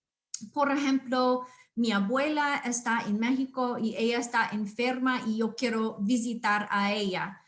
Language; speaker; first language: Spanish; non-native, fluent; English